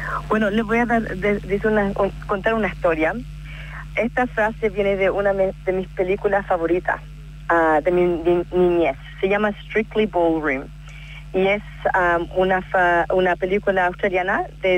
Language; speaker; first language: Spanish; non-native, fluent; English